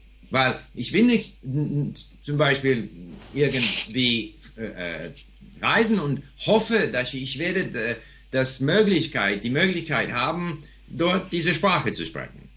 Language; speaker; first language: German; non-native, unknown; English